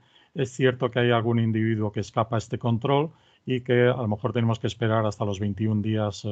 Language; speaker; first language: Spanish; native; Spanish